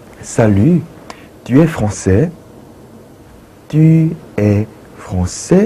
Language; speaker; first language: French; non-native, fluent; Korean